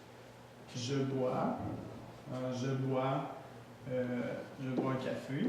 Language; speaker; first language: French; native; French